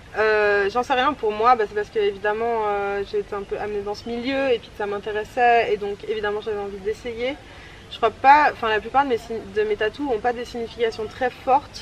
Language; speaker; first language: French; native; French